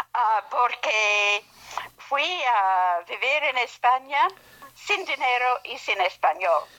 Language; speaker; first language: Spanish; non-native, fluent; English